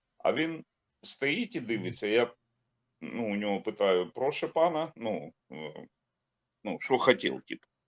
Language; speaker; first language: Ukrainian; non-native, local second language; Russian